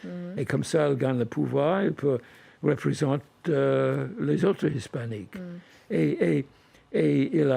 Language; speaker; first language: French; non-native, fluent; English